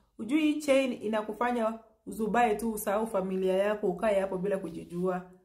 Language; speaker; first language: Swahili; native; Swahili